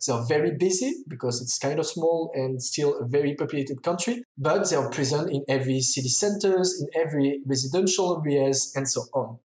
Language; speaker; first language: English; non-native, fluent; French